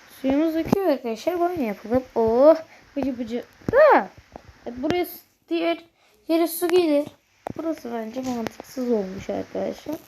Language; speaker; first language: Turkish; native; Turkish